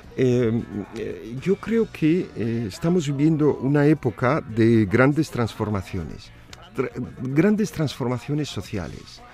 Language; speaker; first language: Spanish; non-native, fluent; Arabic